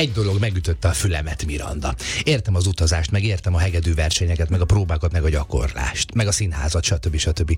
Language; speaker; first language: Hungarian; native; Hungarian